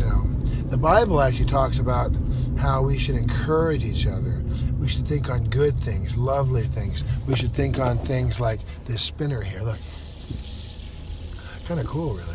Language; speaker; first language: English; native; English